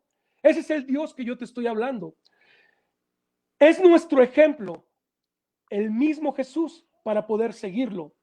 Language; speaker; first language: Spanish; native; Spanish